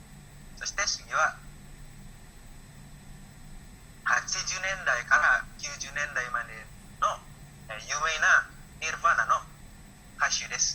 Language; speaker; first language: Japanese; non-native, learner; Indonesian